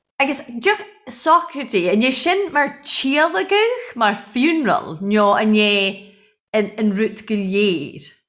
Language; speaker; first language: Irish; non-native, local second language; English